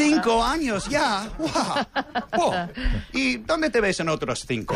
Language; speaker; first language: Spanish; non-native, fluent; English